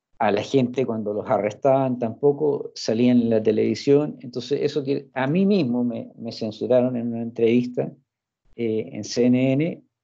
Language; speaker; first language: Spanish; early bilingual, heritage; Spanish